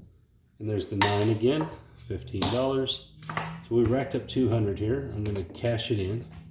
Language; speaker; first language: English; native; English